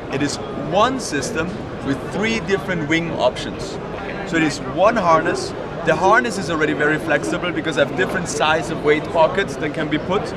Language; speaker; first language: English; non-native, fluent; German